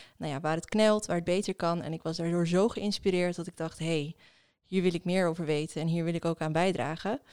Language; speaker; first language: Dutch; early bilingual, other home language; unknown